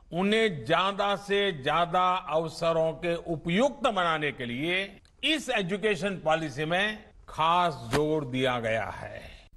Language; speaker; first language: Hindi; non-native, local second language; Gujarati